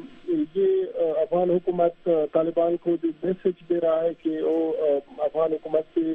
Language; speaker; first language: Hindi; non-native, fluent; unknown